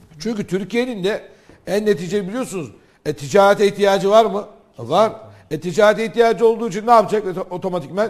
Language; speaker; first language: Turkish; native; Turkish